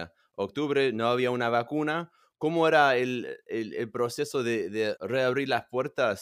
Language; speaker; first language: Spanish; non-native, fluent; English